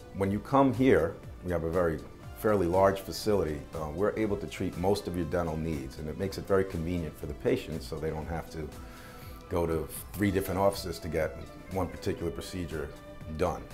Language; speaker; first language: English; native; English